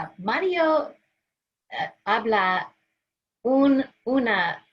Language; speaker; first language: Spanish; non-native, learner; English